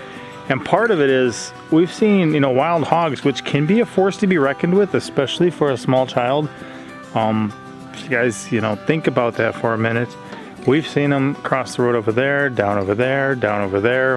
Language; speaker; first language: English; native; English